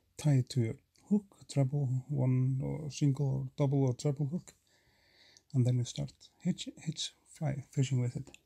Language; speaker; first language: English; non-native, fluent; Icelandic